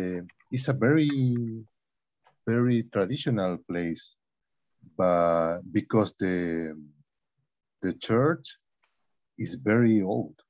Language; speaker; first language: English; non-native, learner; Spanish